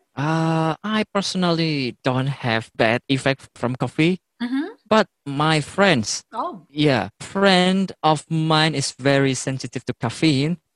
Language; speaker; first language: English; non-native, fluent; Indonesian